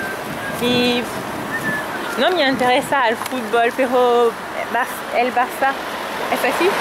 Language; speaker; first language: Spanish; non-native, learner; French